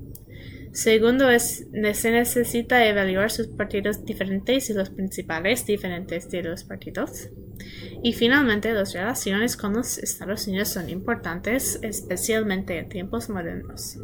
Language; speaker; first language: Spanish; non-native, learner; English